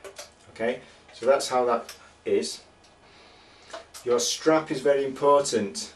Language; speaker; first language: English; native; English